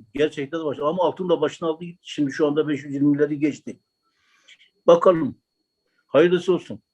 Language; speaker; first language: Turkish; native; Turkish